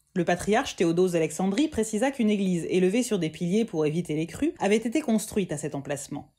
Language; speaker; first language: French; native; French